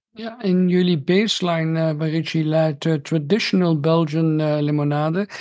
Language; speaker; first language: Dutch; native; Dutch